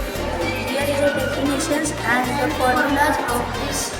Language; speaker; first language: English; non-native, learner; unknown